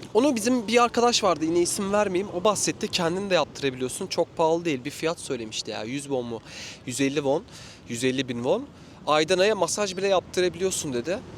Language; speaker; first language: Turkish; native; Turkish